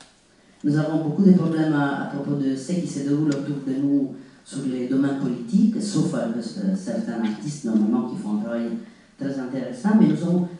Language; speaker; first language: French; non-native, fluent; Italian